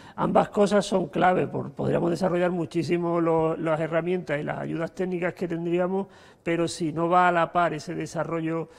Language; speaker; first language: Spanish; native; Spanish